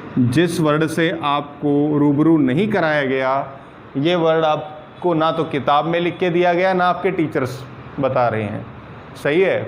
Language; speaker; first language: Hindi; non-native, local second language; Punjabi